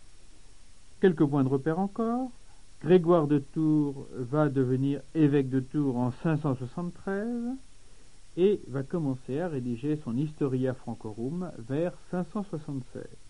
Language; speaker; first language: French; native; French